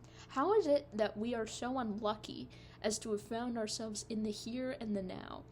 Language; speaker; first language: English; native; English